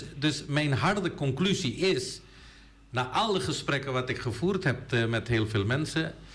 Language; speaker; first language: Dutch; native; Dutch